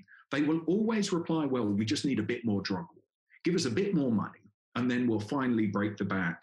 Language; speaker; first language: English; native; English